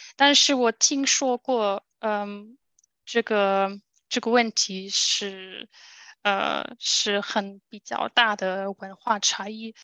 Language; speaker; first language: Chinese; non-native, learner; German